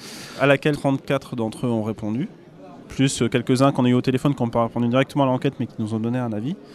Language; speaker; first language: French; native; French